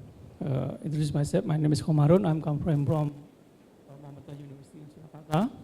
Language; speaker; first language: English; non-native, learner; Indonesian